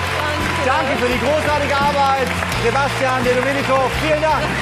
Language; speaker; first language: German; native; German